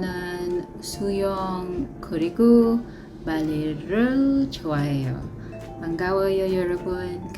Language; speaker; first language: Korean; non-native, learner; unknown